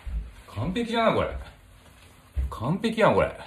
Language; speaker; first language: Japanese; native; Japanese